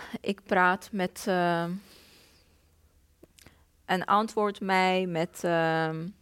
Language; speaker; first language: Dutch; non-native, fluent; Persian